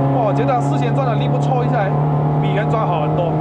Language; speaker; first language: Chinese; native; Chinese